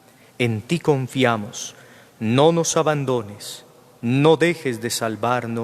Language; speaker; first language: Spanish; native; Spanish